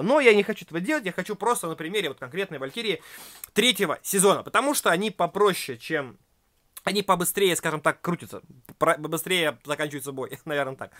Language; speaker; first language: Russian; native; Russian